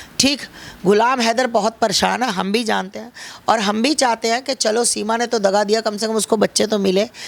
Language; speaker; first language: Hindi; native; Hindi